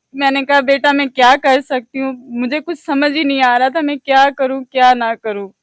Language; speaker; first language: Urdu; non-native, local second language; Punjabi